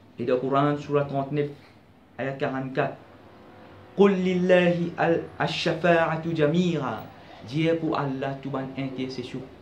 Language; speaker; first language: French; non-native, local second language; Morisyen